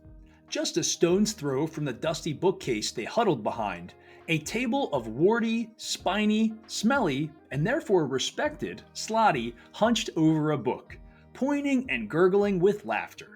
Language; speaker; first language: English; native; English